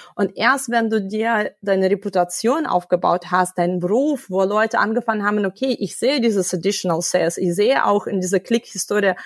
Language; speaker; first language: German; non-native, fluent; Russian